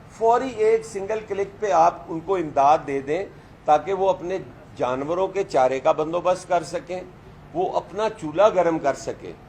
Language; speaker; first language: Urdu; non-native, local second language; Punjabi